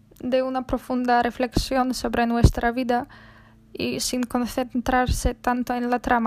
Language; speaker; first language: Spanish; non-native, fluent; Polish